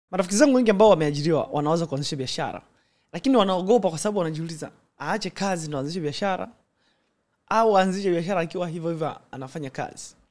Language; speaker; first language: Swahili; native; Swahili